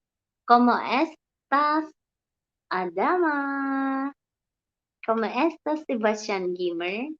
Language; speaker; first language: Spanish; non-native, learner; Filipino